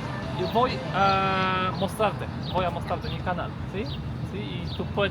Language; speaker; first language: Spanish; non-native, learner; Polish